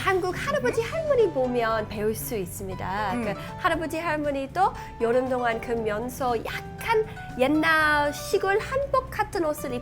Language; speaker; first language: Korean; non-native, learner; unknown